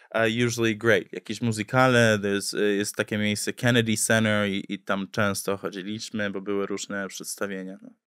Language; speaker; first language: Polish; early bilingual, heritage; English